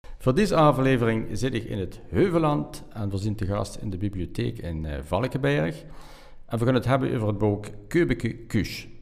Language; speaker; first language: Dutch; native; Dutch